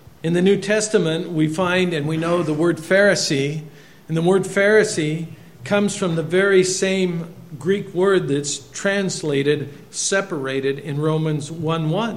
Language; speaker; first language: English; native; English